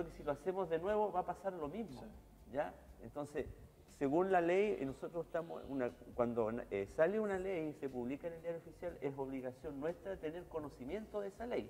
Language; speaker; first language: Spanish; native; Spanish